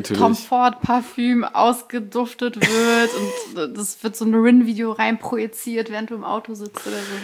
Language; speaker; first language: German; early bilingual, other home language; Persian